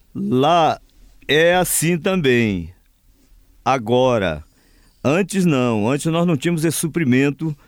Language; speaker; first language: Portuguese; native; Portuguese